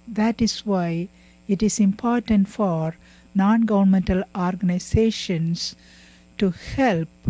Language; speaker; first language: English; non-native, local second language; Tamil